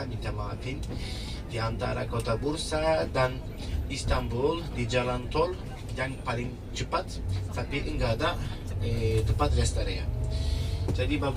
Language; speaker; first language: Indonesian; non-native, fluent; Turkish